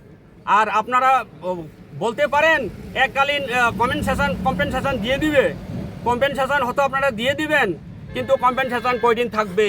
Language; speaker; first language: Bangla; non-native, local second language; Kok Borok